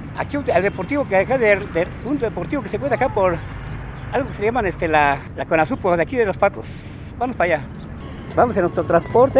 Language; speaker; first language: Spanish; native; Spanish